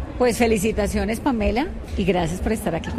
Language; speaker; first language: Spanish; native; Spanish